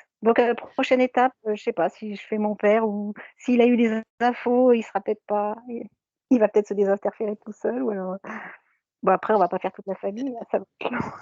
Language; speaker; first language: French; native; French